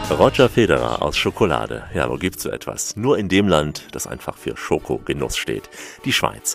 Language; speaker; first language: German; native; German